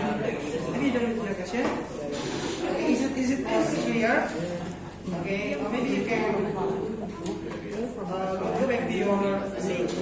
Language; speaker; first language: English; non-native, local second language; Indonesian